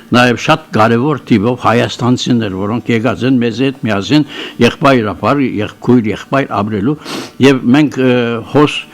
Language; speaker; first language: Armenian; native; Armenian